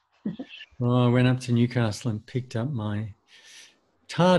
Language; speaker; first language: English; native; English